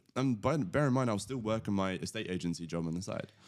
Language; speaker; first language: English; early bilingual, other home language; Latvian